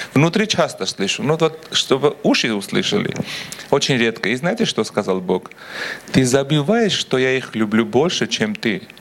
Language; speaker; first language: Russian; non-native, local second language; Armenian